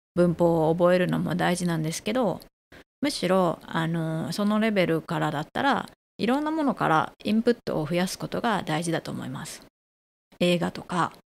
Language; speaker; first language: Japanese; native; Japanese